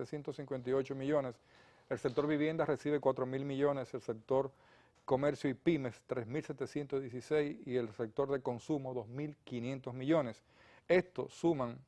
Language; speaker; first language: Spanish; native; Spanish